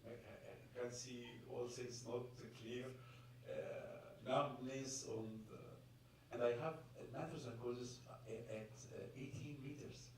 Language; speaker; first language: English; non-native, fluent; Arabic